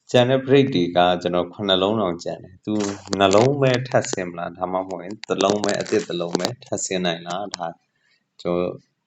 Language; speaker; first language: Burmese; native; Burmese